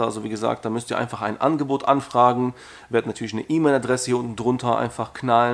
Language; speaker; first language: German; native; German